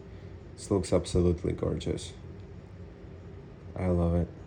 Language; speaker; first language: English; non-native, fluent; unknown